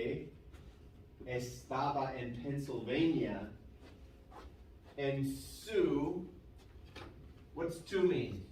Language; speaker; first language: Spanish; non-native, fluent; English